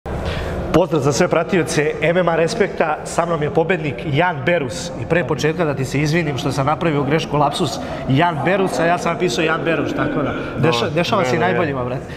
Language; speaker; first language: Serbian; native; Serbian